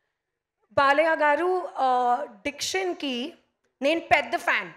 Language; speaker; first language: Telugu; non-native, local second language; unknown